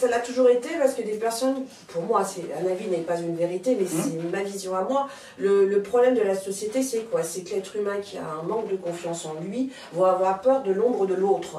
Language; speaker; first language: French; native; French